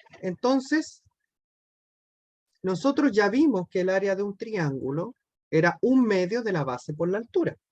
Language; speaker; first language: Spanish; native; Spanish